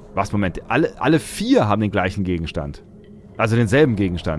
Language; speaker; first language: German; native; German